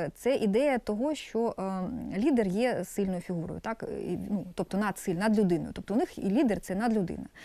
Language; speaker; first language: Ukrainian; non-native, local second language; Russian